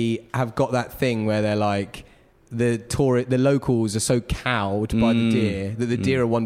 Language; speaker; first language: English; native; English